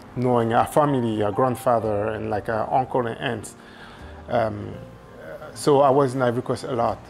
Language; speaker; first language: English; non-native, fluent; French